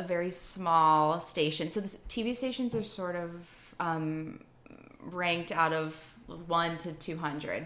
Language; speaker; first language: English; native; English